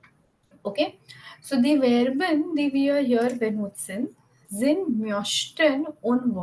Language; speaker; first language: German; non-native, fluent; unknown